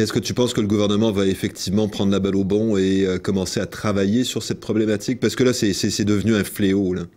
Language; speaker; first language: French; native; French